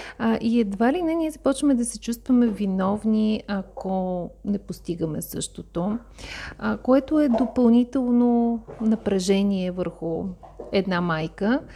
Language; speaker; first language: Bulgarian; native; Bulgarian